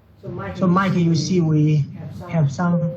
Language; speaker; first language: English; non-native, learner; Chinese